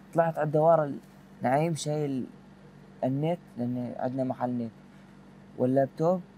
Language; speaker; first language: Arabic; native; Arabic